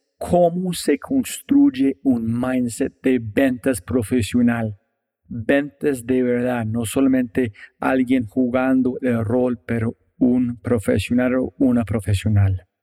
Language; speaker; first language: Spanish; non-native, fluent; English